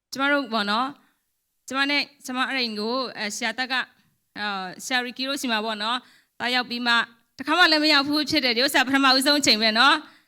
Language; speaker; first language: Burmese; non-native, local second language; Hakha Chin